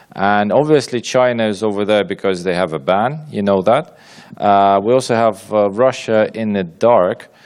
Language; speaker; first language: English; non-native, fluent; Ukrainian